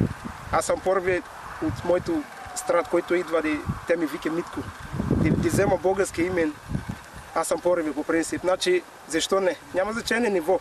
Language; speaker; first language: Bulgarian; non-native, learner; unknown